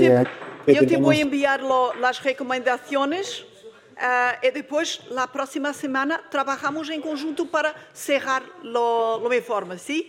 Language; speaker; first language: Spanish; non-native, fluent; Portuguese